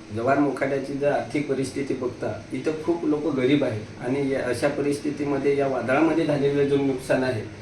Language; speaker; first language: Marathi; native; Marathi